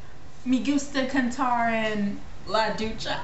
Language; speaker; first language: Spanish; non-native, learner; English